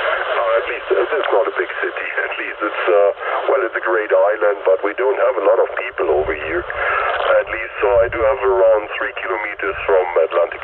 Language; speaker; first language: English; non-native, fluent; German